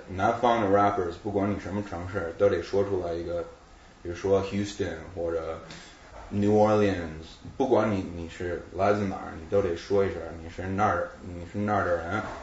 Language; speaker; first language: Chinese; non-native, fluent; English